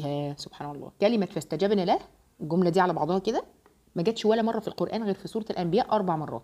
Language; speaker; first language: Arabic; native; Arabic